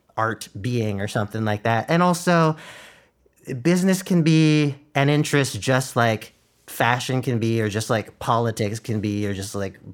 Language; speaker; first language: English; non-native, fluent; Chinese